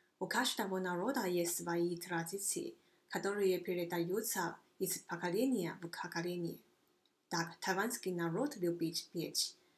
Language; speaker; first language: Russian; non-native, fluent; Chinese